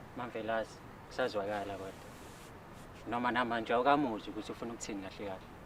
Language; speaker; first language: Zulu; native; Zulu